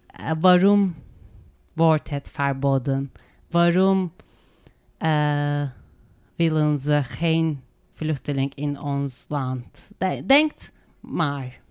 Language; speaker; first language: Dutch; non-native, learner; Turkish